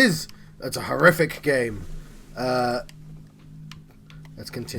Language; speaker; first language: English; native; English